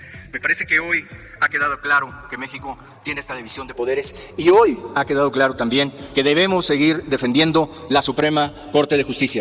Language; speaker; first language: Spanish; native; Spanish